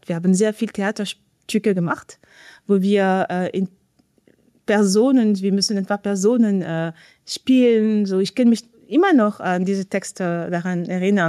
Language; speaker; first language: German; non-native, fluent; French